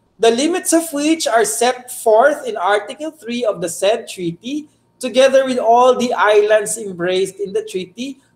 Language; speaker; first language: English; non-native, local second language; Filipino